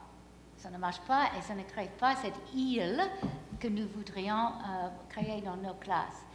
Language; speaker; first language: French; non-native, fluent; English